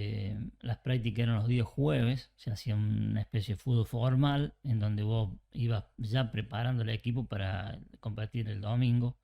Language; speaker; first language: Spanish; native; Spanish